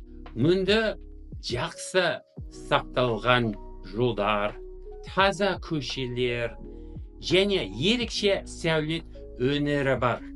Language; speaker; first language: Kazakh; non-native, fluent; English